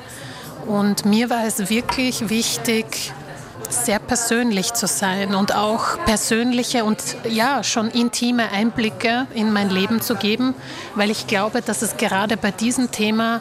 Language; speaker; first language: German; early bilingual, other home language; Slovak